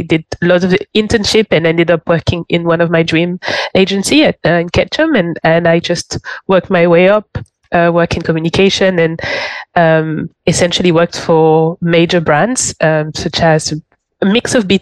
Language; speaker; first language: English; non-native, fluent; French